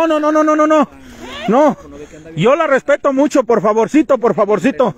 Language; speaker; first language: Spanish; native; Spanish